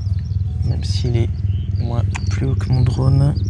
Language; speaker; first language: French; native; French